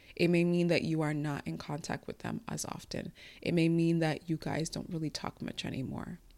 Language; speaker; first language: English; early bilingual, other home language; Igbo